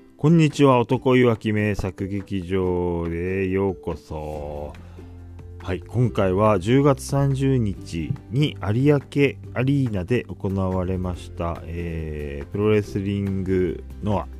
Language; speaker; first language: Japanese; native; Japanese